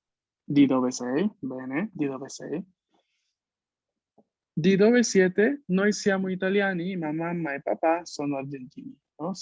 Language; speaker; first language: Italian; non-native, fluent; Spanish